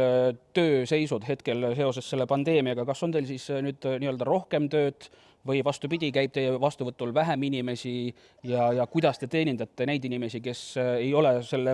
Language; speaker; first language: Estonian; native; Estonian